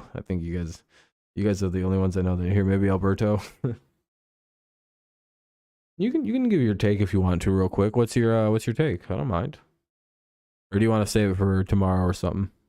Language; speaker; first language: English; native; English